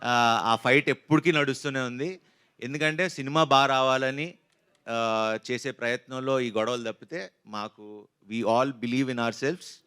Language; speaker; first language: Telugu; native; Telugu